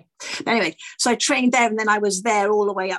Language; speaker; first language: English; native; English